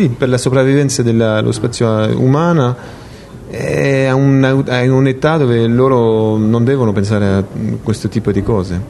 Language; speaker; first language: Italian; non-native, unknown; French